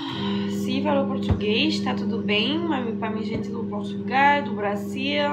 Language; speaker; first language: Spanish; non-native, learner; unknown